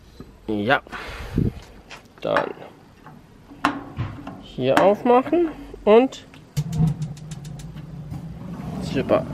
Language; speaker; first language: German; non-native, fluent; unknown